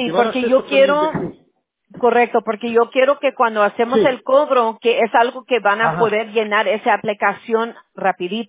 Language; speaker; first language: Spanish; early bilingual, heritage; Spanish